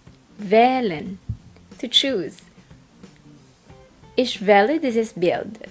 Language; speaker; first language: German; non-native, fluent; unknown